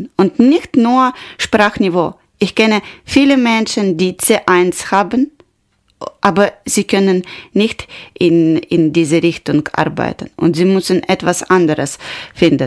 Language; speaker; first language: German; non-native, learner; Ukrainian